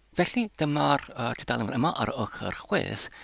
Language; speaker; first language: Welsh; non-native, learner; Polish